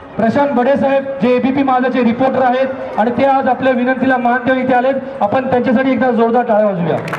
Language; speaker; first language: Marathi; non-native, local second language; Hindi